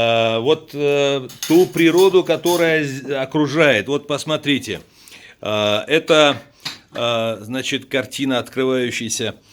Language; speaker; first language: Russian; native; Russian